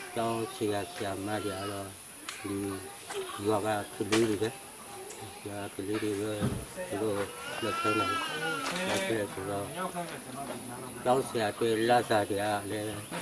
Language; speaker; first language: Burmese; non-native, local second language; Western Kayah